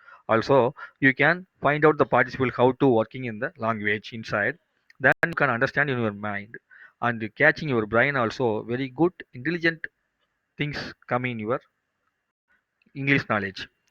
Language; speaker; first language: English; non-native, local second language; Tamil